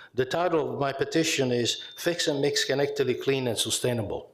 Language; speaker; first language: English; non-native, fluent; Italian